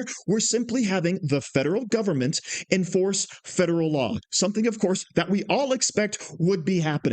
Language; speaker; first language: English; native; English